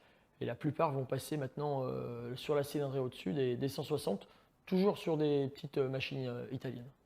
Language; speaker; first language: French; native; French